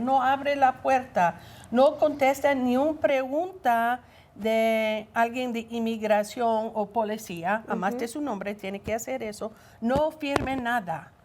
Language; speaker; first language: Spanish; non-native, learner; English